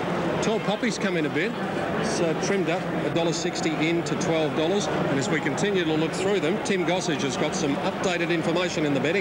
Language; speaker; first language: English; native; English